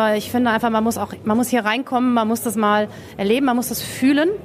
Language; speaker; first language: German; native; German